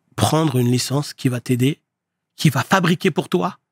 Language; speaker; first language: French; native; French